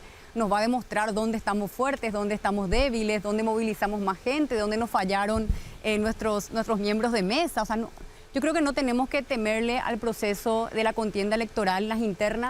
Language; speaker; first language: Spanish; native; Spanish